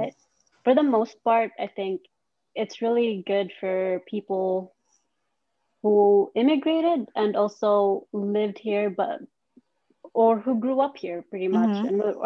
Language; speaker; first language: English; non-native, local second language; Cebuano